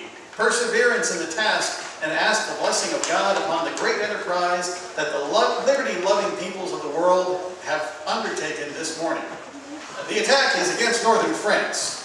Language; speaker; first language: English; native; English